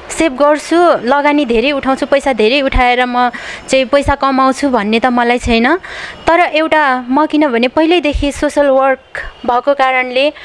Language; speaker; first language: Nepali; native; Nepali